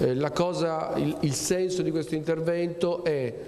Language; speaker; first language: Italian; native; Italian